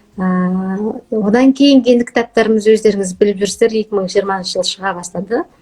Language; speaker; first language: Kazakh; early bilingual, heritage; Kazakh